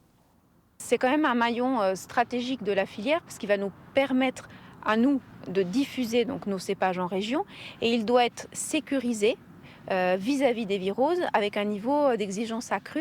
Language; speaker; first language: French; native; French